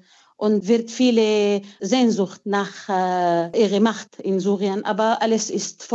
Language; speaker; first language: German; non-native, fluent; Arabic